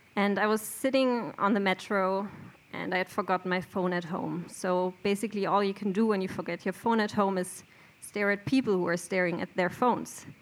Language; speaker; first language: English; non-native, fluent; German